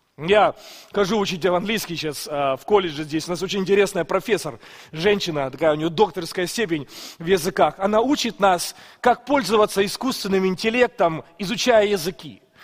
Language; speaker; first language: Russian; native; Russian